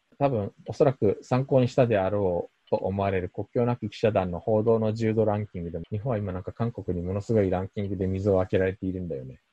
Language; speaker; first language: Japanese; native; Japanese